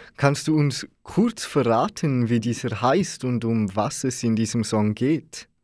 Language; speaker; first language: German; native; German